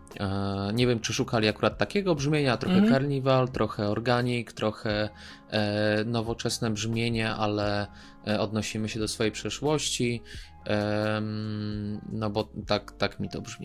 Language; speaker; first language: Polish; native; Polish